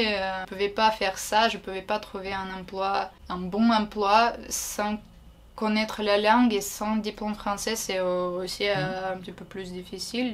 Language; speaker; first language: French; non-native, learner; Ukrainian